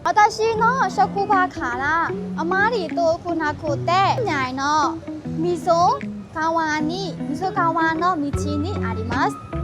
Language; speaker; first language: Japanese; non-native, learner; Burmese